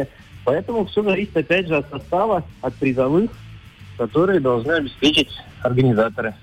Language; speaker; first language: Russian; native; Russian